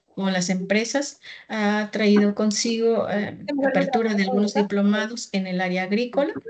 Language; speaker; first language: Spanish; native; Spanish